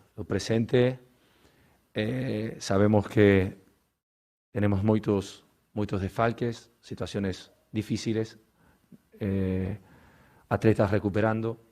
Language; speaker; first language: Portuguese; non-native, learner; Spanish